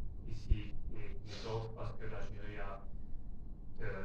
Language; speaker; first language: French; non-native, fluent; German